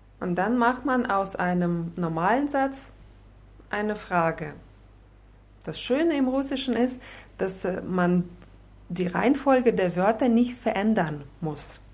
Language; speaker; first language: German; non-native, fluent; Russian